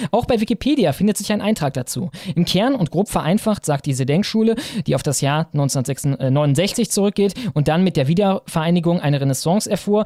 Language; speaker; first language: German; native; German